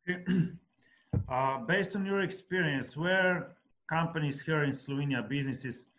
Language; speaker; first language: English; non-native, fluent; Slovenian